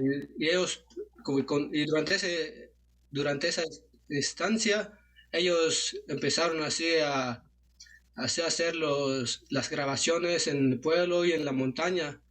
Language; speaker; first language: Spanish; non-native, local second language; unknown